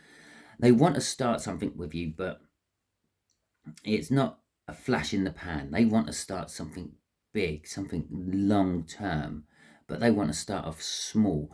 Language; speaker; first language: English; native; English